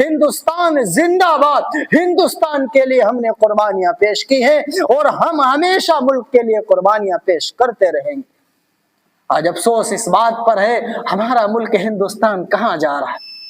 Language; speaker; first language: Urdu; native; Urdu